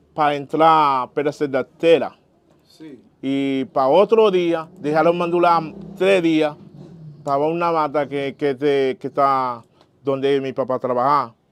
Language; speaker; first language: Spanish; non-native, fluent; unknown